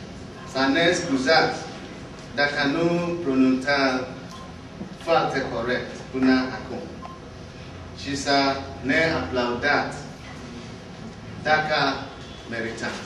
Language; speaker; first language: Romanian; non-native, learner; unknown